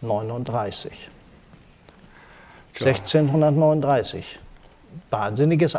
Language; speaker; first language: German; native; German